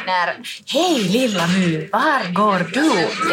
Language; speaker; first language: Swedish; non-native, learner; Finnish